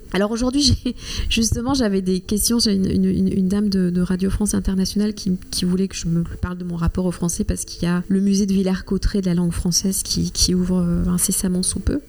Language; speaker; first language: French; non-native, local second language; Kinyarwanda